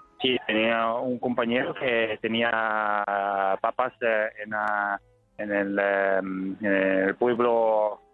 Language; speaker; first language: Spanish; non-native, learner; Italian